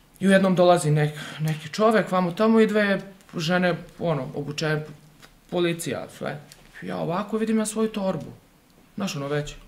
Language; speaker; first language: Serbian; native; Serbian